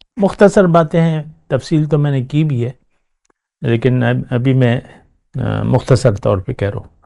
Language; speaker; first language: Urdu; non-native, local second language; Pashto